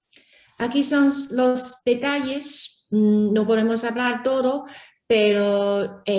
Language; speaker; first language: Spanish; non-native, learner; Chinese